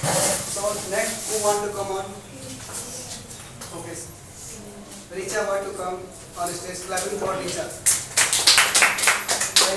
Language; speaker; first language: English; non-native, local second language; Hindi